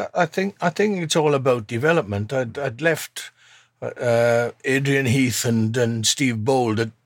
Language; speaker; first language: English; native; English